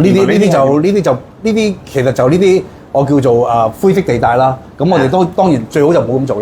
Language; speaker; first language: Cantonese; native; Cantonese